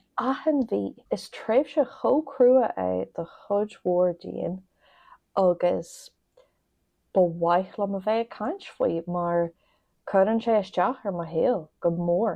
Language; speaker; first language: Irish; non-native, local second language; English